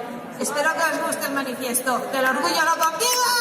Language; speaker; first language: Spanish; native; Spanish